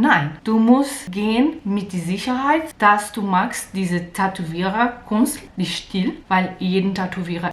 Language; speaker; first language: German; non-native, learner; Portuguese